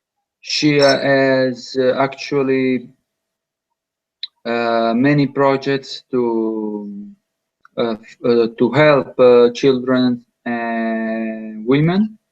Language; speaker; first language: English; non-native, learner; Italian